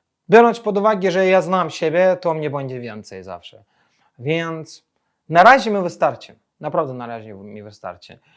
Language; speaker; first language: Polish; non-native, fluent; Azerbaijani